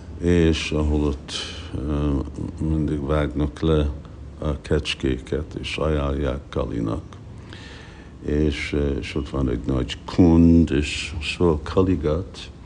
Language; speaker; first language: Hungarian; early bilingual, heritage; Hungarian